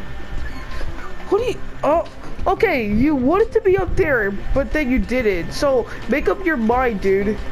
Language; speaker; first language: English; native; English